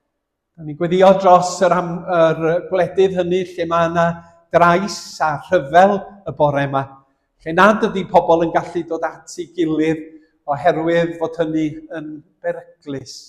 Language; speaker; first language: Welsh; native; Welsh